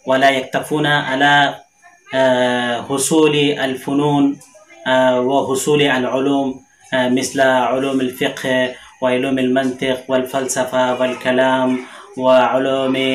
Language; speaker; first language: Arabic; non-native, fluent; Urdu